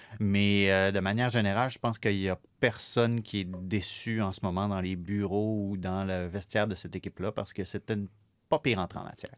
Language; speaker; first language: French; native; French